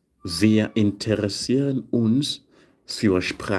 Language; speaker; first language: German; non-native, fluent; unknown